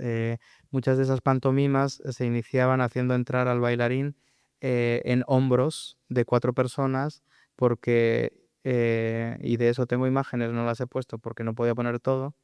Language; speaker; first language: Spanish; native; Spanish